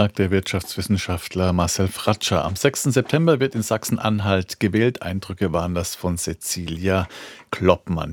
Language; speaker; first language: German; native; German